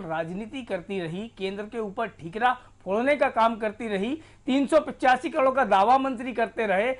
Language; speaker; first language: Hindi; native; Hindi